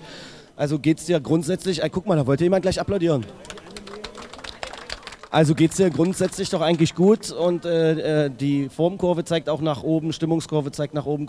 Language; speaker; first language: German; native; German